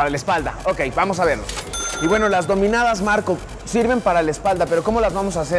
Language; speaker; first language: Spanish; native; Spanish